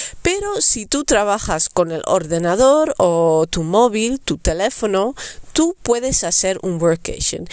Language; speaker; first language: Spanish; non-native, fluent; Dutch